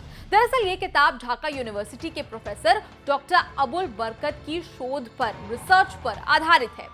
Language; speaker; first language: Hindi; native; Hindi